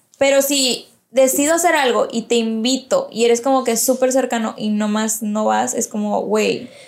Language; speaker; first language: Spanish; early bilingual, heritage; Spanish